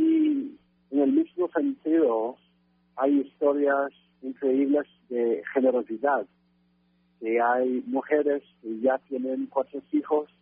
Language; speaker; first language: Spanish; non-native, fluent; French